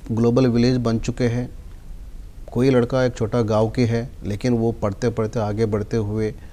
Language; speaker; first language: Hindi; non-native, local second language; Telugu